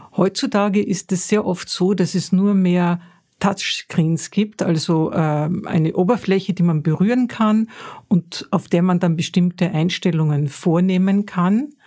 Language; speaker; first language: German; native; German